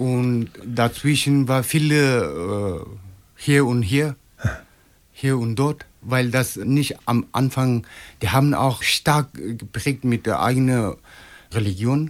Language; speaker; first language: German; non-native, learner; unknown